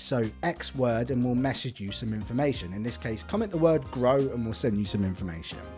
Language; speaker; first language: English; native; English